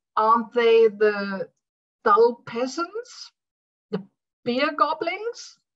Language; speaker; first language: English; non-native, fluent; German